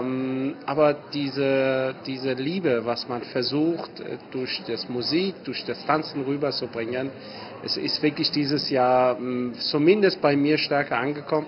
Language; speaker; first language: German; non-native, fluent; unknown